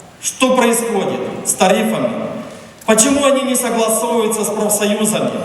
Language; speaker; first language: Russian; non-native, local second language; Ukrainian